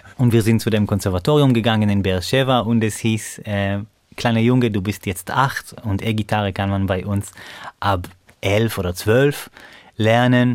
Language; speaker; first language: German; non-native, fluent; Hebrew